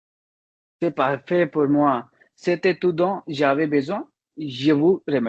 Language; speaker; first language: French; non-native, learner; Hindi